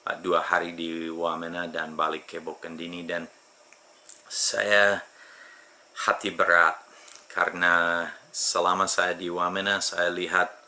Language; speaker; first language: Indonesian; non-native, fluent; English